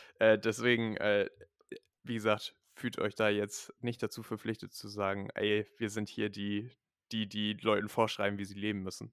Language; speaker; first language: German; native; German